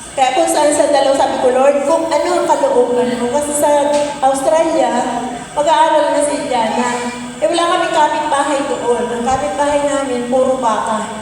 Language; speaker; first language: Filipino; native; Filipino